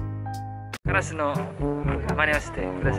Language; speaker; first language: Japanese; non-native, fluent; Indonesian